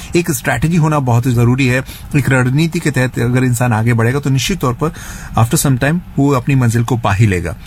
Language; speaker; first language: Hindi; native; Hindi